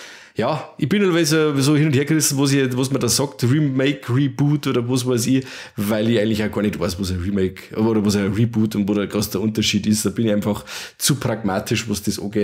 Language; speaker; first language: German; native; German